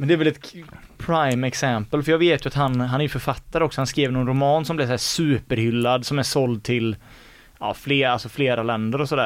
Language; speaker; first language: Swedish; native; Swedish